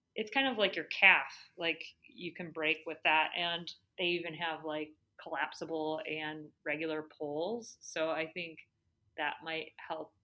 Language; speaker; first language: English; native; English